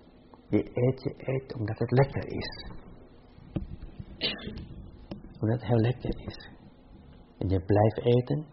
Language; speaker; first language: Dutch; non-native, fluent; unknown